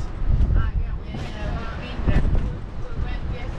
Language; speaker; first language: English; non-native, fluent; Greek